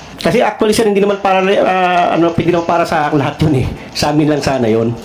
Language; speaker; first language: Filipino; non-native, local second language; Cebuano